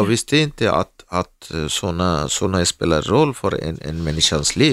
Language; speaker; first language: Swedish; non-native, learner; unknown